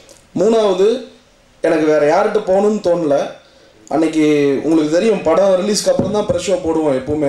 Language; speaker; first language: Tamil; native; Tamil